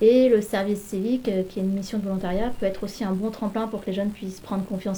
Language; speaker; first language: French; native; French